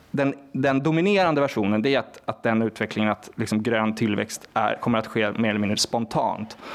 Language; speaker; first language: Swedish; non-native, fluent; Norwegian